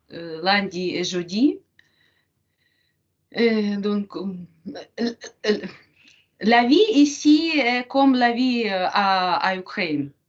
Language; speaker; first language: French; non-native, learner; Ukrainian